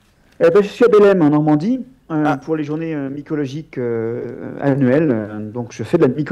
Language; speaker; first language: French; native; French